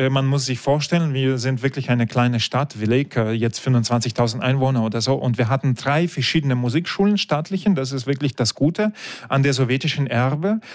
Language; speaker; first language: German; non-native, fluent; Russian